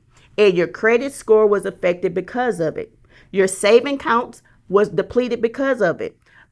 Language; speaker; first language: English; native; English